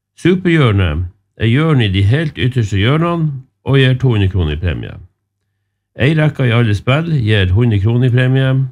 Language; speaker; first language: Norwegian; native; Norwegian